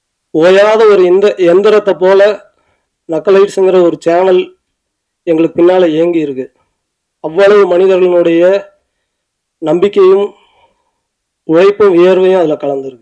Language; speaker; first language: Tamil; native; Tamil